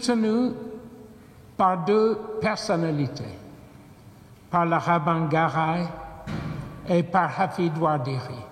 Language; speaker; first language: French; non-native, fluent; English